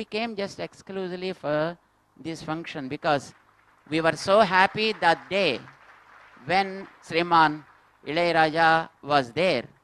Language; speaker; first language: English; non-native, local second language; Telugu